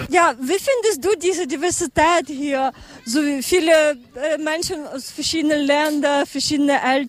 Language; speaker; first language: German; non-native, learner; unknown